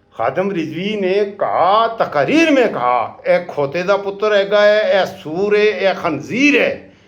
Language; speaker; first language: Urdu; non-native, local second language; Pashto